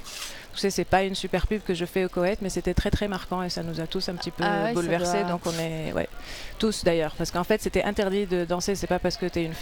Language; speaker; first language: French; non-native, local second language; Arabic